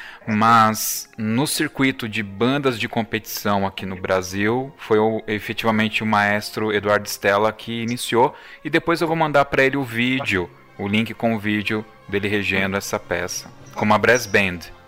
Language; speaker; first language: Portuguese; native; Portuguese